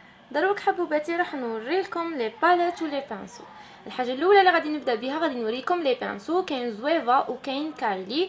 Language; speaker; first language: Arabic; native; Arabic